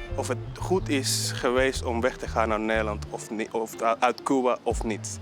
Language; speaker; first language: Dutch; non-native, fluent; Spanish